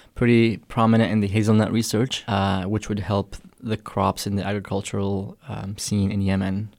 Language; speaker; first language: English; early bilingual, other home language; Arabic